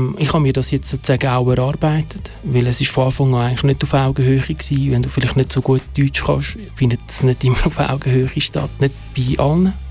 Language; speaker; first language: German; early bilingual, other home language; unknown